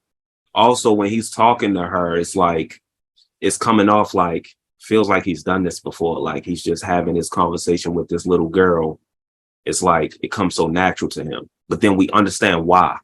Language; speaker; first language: English; native; English